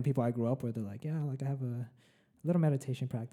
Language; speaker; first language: English; early bilingual, other home language; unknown